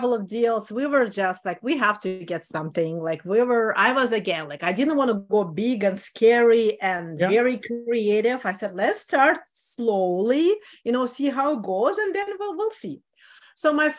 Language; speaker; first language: English; non-native, fluent; Russian